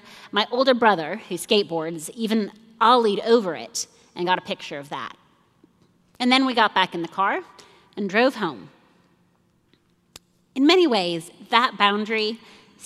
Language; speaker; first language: English; native; English